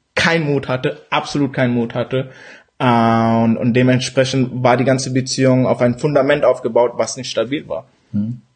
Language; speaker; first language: German; early bilingual, other home language; Urdu